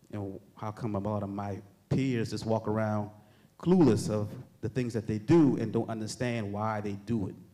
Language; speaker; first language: English; native; English